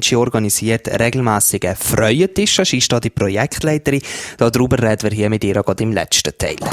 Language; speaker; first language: German; native; German